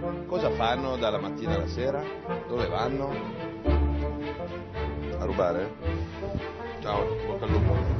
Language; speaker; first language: Italian; native; Italian